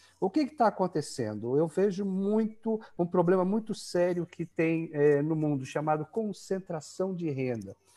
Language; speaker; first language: Portuguese; native; Portuguese